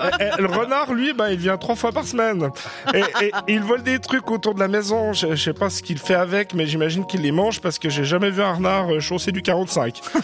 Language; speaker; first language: French; native; French